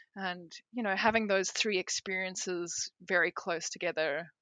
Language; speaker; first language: English; native; English